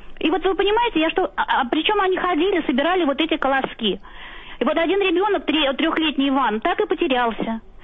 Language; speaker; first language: Russian; native; Russian